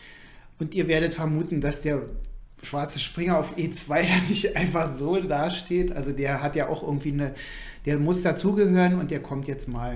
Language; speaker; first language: German; native; German